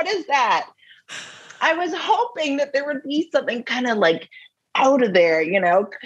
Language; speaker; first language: English; native; English